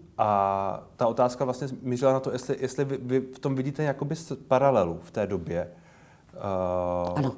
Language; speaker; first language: Czech; native; Czech